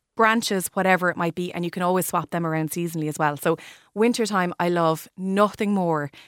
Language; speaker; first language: English; native; English